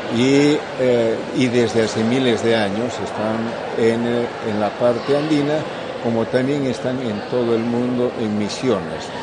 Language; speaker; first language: Spanish; native; Spanish